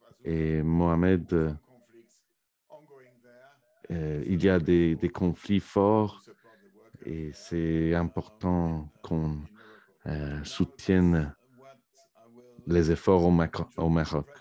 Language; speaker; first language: French; non-native, fluent; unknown